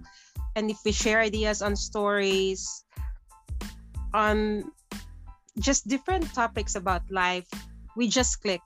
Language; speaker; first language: English; non-native, local second language; Cebuano